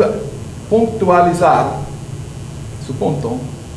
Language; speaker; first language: Spanish; non-native, learner; English